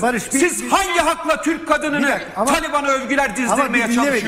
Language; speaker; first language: Turkish; native; Turkish